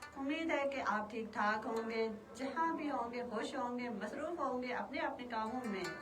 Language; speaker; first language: Urdu; non-native, local second language; Kashmiri